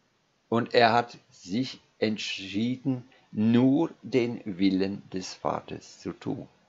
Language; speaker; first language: German; non-native, fluent; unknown